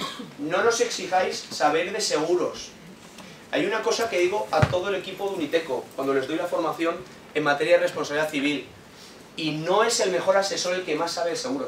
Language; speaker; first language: Spanish; native; Spanish